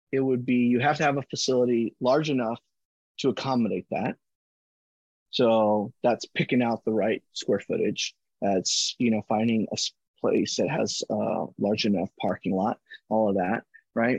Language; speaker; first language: English; native; English